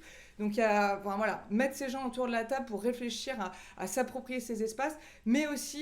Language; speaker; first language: French; native; French